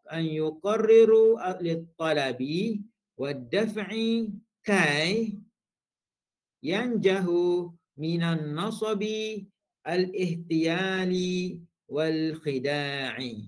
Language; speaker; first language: Arabic; non-native, fluent; Malay